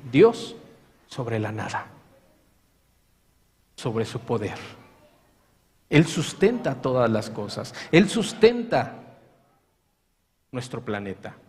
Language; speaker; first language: Spanish; native; Spanish